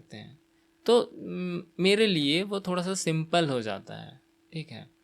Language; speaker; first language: Hindi; non-native, local second language; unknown